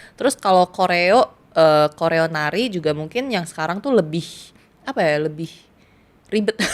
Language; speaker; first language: Indonesian; early bilingual, other home language; Korean